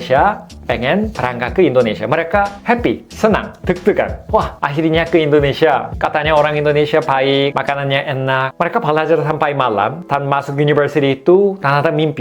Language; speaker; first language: Indonesian; non-native, fluent; Korean